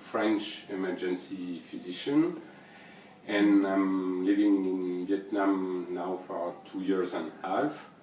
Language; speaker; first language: English; non-native, learner; French